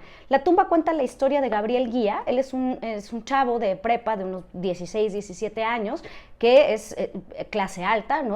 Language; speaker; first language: Spanish; native; Spanish